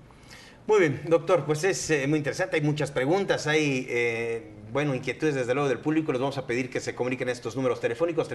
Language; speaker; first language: Spanish; native; Spanish